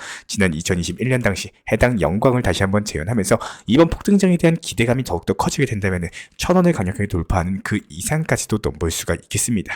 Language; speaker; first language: Korean; native; Korean